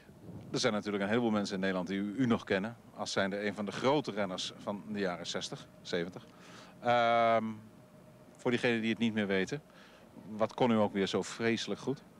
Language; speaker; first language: Dutch; native; Dutch